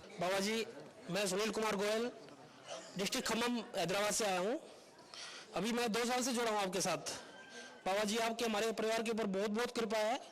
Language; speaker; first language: Hindi; native; Hindi